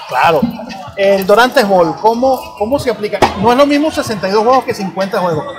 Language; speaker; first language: Spanish; native; Spanish